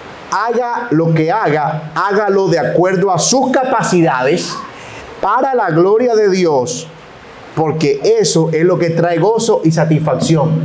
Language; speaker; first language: Spanish; native; Spanish